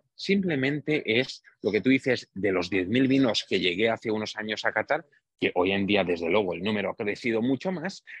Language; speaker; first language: Spanish; non-native, fluent; Hungarian